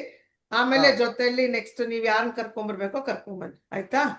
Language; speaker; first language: Kannada; native; Kannada